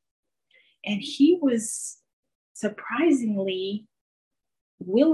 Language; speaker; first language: English; native; English